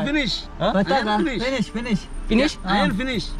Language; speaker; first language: English; non-native, learner; Bangla